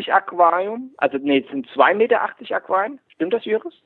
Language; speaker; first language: German; native; German